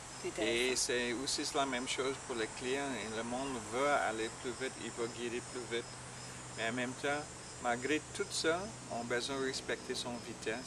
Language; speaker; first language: French; non-native, learner; English